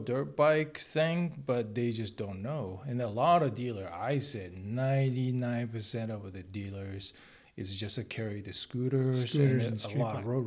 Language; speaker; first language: English; non-native, learner; Japanese